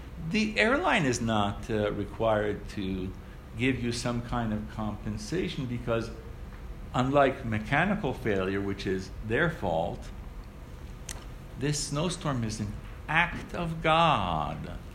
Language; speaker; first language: English; early bilingual, other home language; Ukrainian